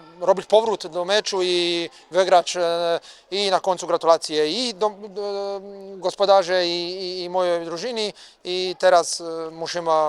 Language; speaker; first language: Polish; non-native, learner; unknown